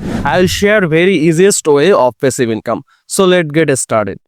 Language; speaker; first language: English; non-native, local second language; Bangla